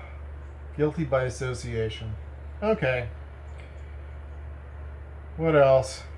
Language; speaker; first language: English; native; English